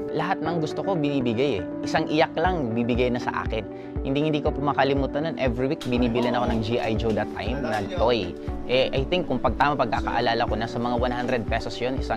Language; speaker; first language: Filipino; non-native, local second language; Bikol